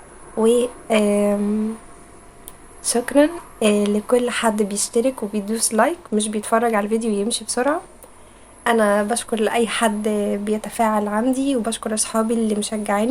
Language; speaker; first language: Arabic; native; Arabic